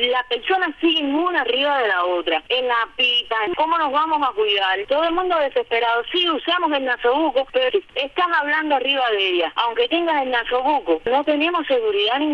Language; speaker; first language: Spanish; native; Spanish